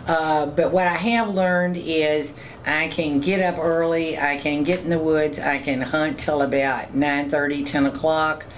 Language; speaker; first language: English; native; English